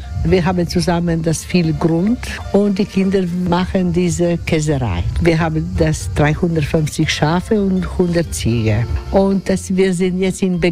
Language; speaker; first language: German; non-native, learner; Croatian